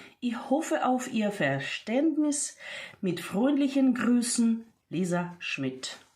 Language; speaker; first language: German; non-native, fluent; Ukrainian